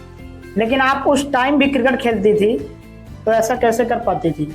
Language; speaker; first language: Hindi; native; Hindi